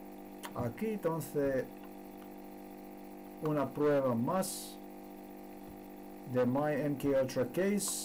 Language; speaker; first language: Spanish; non-native, learner; Slovenian